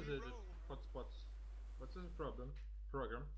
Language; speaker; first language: English; non-native, learner; Russian